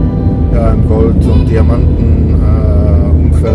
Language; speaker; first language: German; native; German